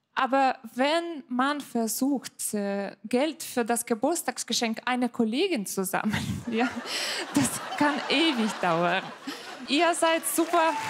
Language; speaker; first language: German; non-native, fluent; Ukrainian